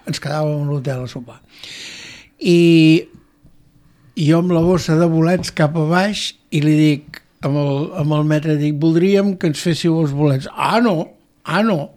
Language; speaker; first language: Catalan; native; Catalan